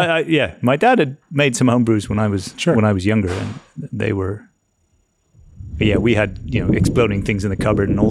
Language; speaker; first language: English; native; English